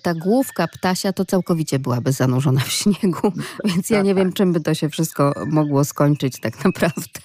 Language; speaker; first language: Polish; native; Polish